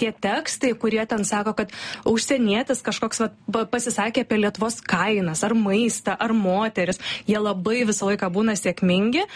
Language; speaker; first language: Lithuanian; native; Lithuanian